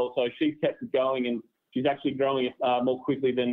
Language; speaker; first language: English; native; English